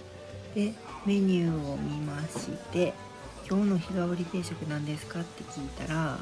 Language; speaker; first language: Japanese; native; Japanese